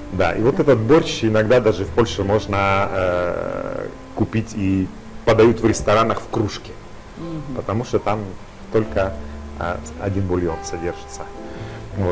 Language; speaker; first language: Russian; native; Russian